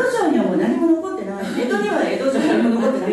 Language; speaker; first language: Japanese; native; Japanese